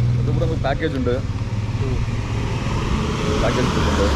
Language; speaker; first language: Malayalam; non-native, local second language; Tamil